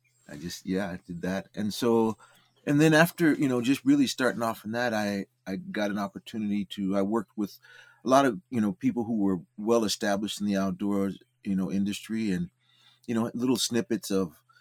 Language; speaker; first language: English; native; English